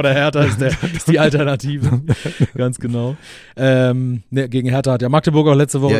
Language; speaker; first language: German; native; German